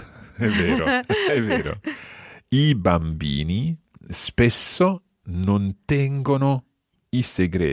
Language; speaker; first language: Italian; non-native, fluent; English